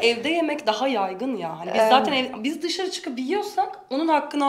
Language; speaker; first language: Turkish; native; Turkish